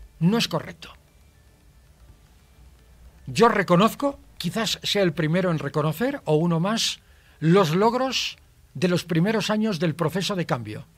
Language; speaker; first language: Spanish; native; Spanish